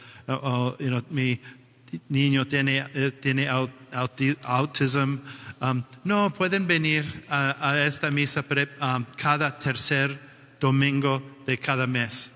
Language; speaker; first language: Spanish; non-native, fluent; English